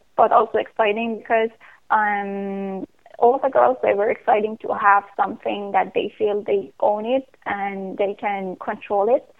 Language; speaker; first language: English; non-native, fluent; Persian